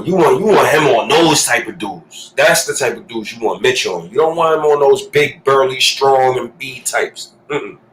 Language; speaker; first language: English; native; English